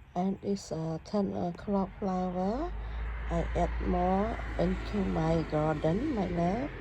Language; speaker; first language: English; non-native, learner; Khmer